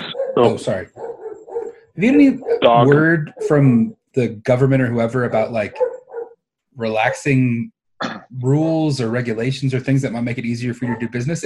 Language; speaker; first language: English; native; English